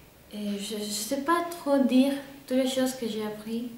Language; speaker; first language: French; non-native, fluent; Spanish